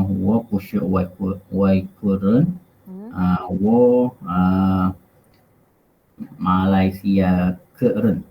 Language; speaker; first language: Chinese; non-native, learner; Malay